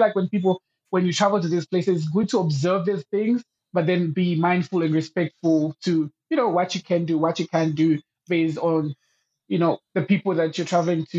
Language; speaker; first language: English; non-native, local second language; Swahili